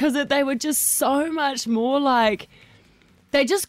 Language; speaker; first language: English; native; English